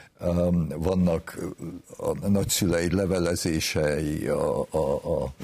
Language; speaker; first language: Hungarian; early bilingual, heritage; Hungarian